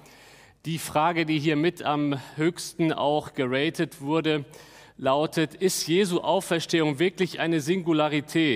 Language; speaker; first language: German; native; German